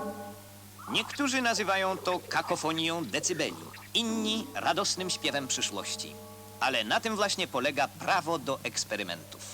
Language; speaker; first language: Polish; native; Polish